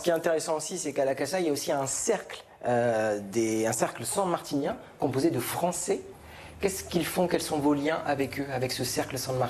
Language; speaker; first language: French; native; French